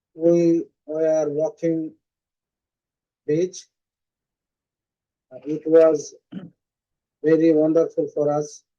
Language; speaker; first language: English; non-native, learner; Bangla